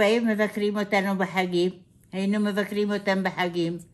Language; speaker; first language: Hebrew; non-native, fluent; Aramaic